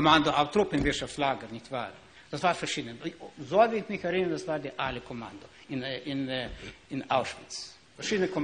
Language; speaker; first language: German; non-native, learner; Ukrainian